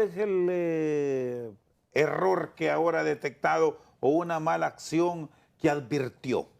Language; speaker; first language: Spanish; native; Spanish